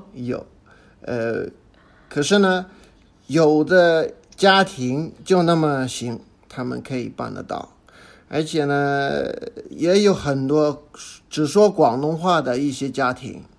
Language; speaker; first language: Chinese; non-native, fluent; English